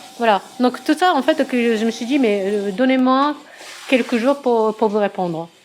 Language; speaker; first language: French; non-native, fluent; Japanese